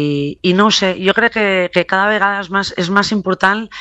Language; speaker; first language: Catalan; non-native, local second language; Spanish